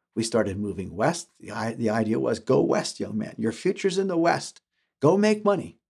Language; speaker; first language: English; early bilingual, other home language; German